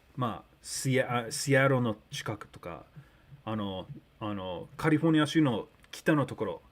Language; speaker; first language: Japanese; early bilingual, other home language; English